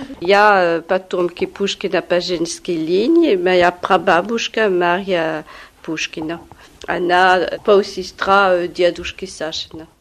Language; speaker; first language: Russian; early bilingual, heritage; Russian